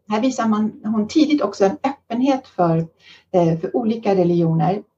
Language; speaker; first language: Swedish; early bilingual, heritage; Swedish